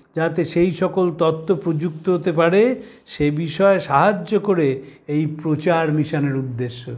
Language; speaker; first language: Bangla; native; Bangla